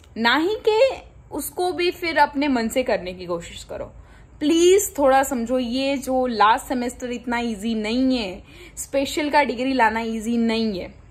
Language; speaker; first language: Hindi; non-native, local second language; Gujarati